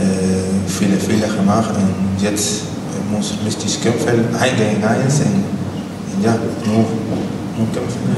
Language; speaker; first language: German; non-native, learner; Spanish